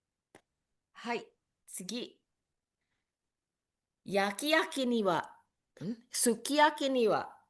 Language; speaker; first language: Japanese; non-native, fluent; Indonesian